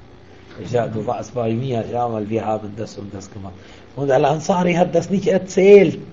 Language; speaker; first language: German; non-native, fluent; Arabic